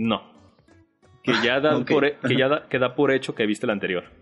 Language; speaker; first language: Spanish; native; Spanish